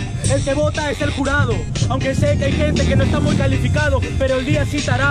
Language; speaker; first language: Spanish; native; Spanish